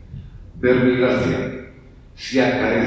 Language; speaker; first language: Spanish; native; Spanish